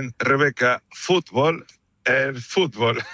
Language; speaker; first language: Swedish; non-native, fluent; Spanish